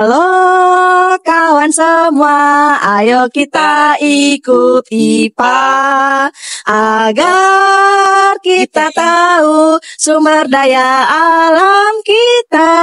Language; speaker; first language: Indonesian; native; Indonesian